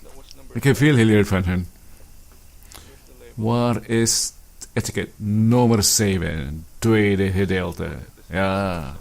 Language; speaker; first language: Dutch; non-native, fluent; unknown